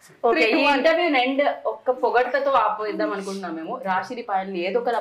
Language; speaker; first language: Telugu; native; Telugu